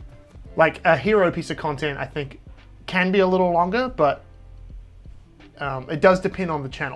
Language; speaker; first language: English; native; English